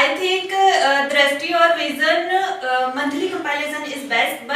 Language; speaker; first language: English; non-native, learner; Hindi